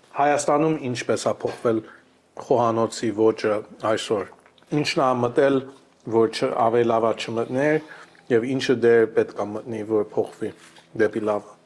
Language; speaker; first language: Armenian; early bilingual, heritage; Armenian